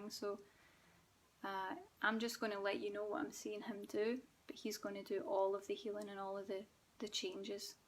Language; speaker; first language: English; native; English